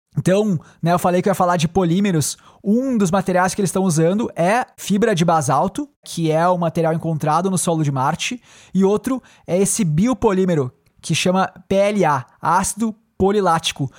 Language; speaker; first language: Portuguese; native; Portuguese